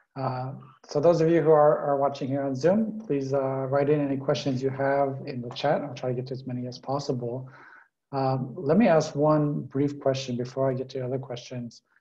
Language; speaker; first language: English; native; English